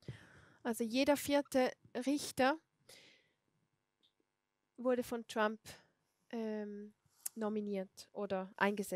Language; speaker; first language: German; non-native, fluent; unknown